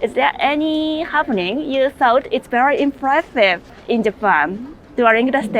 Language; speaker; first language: English; non-native, learner; Japanese